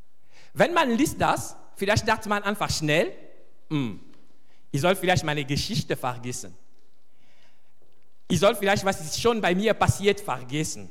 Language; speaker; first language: German; non-native, fluent; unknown